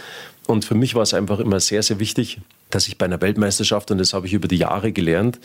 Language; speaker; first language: German; native; German